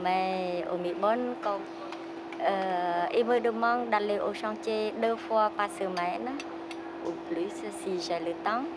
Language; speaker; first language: French; non-native, fluent; Khmer